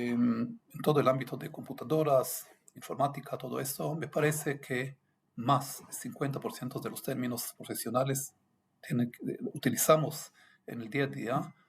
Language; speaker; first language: Spanish; non-native, fluent; Hebrew